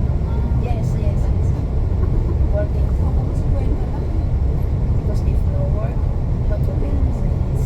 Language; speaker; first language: English; non-native, learner; Filipino